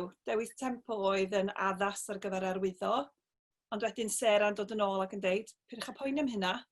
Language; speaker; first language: Welsh; native; Welsh